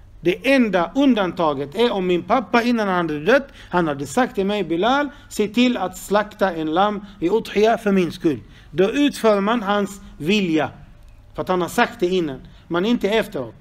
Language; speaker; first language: Swedish; non-native, fluent; Arabic